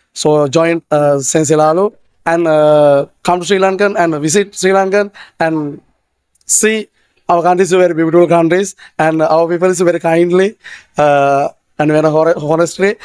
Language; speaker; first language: English; non-native, learner; Sinhala